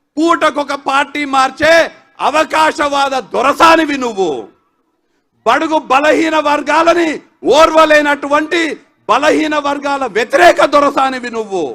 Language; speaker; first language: Telugu; native; Telugu